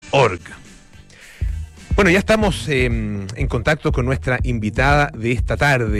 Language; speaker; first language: Spanish; native; Spanish